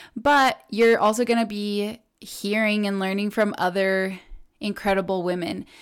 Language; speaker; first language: English; early bilingual, other home language; Spanish